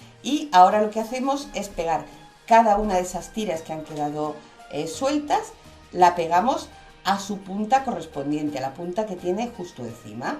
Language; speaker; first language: Spanish; native; Spanish